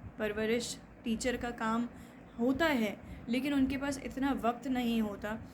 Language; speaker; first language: Urdu; native; Urdu